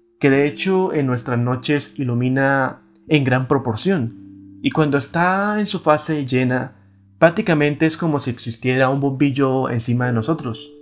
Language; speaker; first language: Spanish; native; Spanish